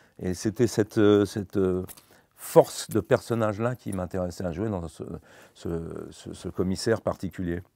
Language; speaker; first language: French; native; French